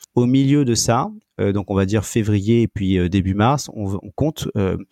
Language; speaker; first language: French; native; French